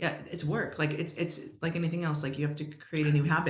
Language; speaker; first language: English; native; English